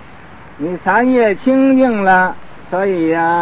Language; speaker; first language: Chinese; native; Chinese